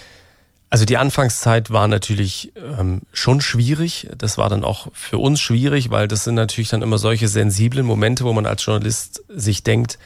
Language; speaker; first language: German; native; German